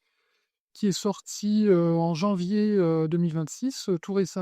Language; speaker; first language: French; native; French